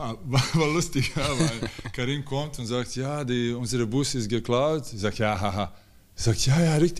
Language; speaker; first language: German; non-native, learner; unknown